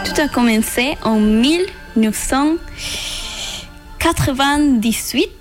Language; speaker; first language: French; non-native, learner; Spanish